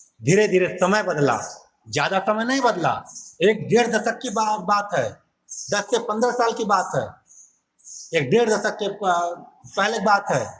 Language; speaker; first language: Hindi; native; Hindi